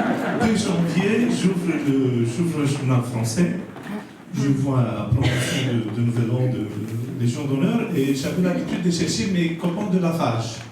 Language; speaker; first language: French; non-native, fluent; Romanian